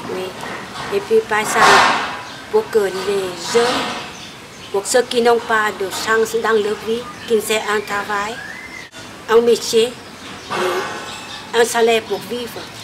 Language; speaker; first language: French; non-native, local second language; Vietnamese